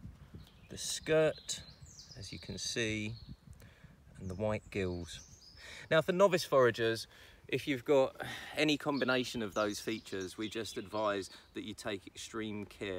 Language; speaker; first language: English; native; English